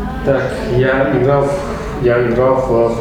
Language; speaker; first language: Russian; non-native, local second language; Kazakh